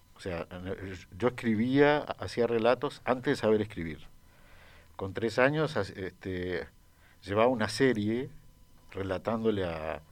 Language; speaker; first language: Spanish; native; Spanish